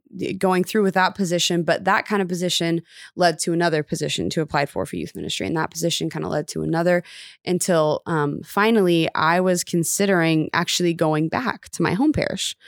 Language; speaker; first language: English; native; English